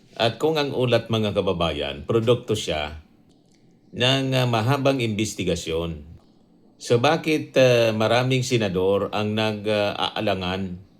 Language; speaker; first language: Filipino; non-native, local second language; Bikol